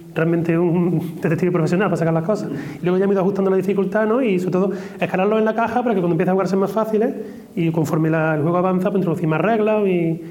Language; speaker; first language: Spanish; native; Spanish